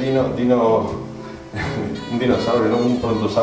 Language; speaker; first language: Spanish; native; Spanish